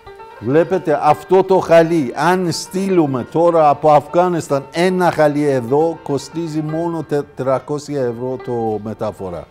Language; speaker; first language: Greek; non-native, learner; Persian